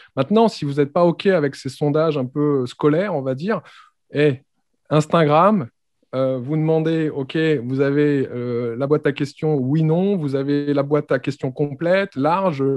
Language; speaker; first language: French; native; French